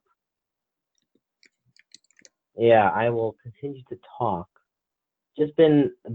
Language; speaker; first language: English; native; English